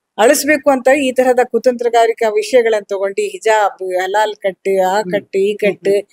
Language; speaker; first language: Kannada; non-native, local second language; Urdu